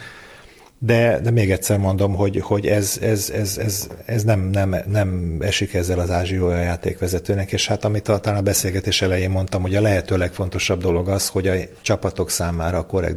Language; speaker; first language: Hungarian; native; Hungarian